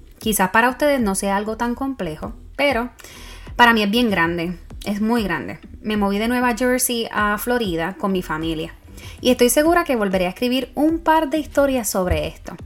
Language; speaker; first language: Spanish; native; Spanish